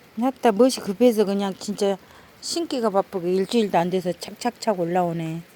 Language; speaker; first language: Korean; native; Korean